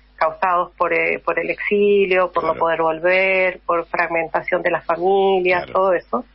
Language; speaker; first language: Spanish; native; Spanish